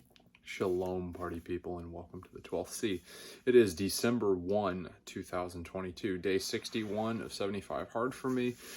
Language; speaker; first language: English; native; English